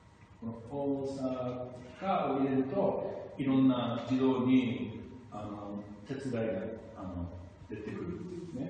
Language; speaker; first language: Japanese; non-native, fluent; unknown